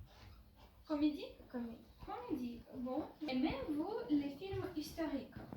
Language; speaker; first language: French; non-native, fluent; Ukrainian